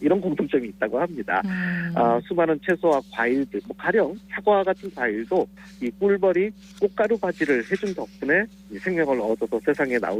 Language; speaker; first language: Korean; native; Korean